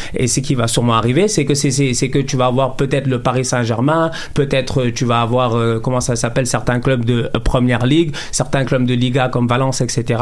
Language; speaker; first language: French; non-native, local second language; Wolof